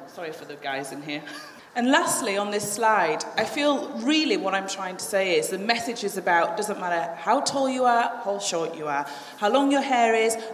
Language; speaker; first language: English; native; English